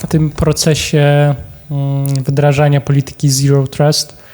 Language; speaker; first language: Polish; native; Polish